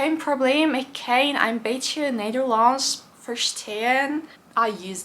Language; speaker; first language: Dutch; non-native, learner; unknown